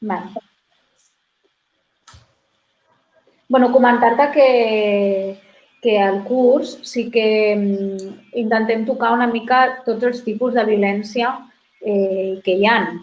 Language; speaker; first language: Catalan; native; Catalan